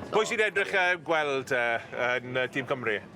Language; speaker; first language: Welsh; non-native, local second language; English